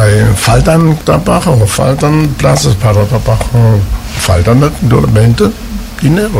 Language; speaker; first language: Spanish; non-native, learner; German